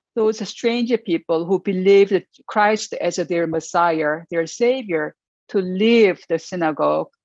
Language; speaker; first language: English; non-native, fluent; Korean